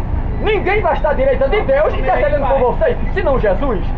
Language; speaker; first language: Portuguese; native; Portuguese